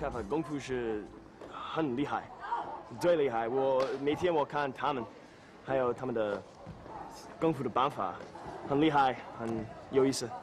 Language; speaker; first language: Chinese; non-native, learner; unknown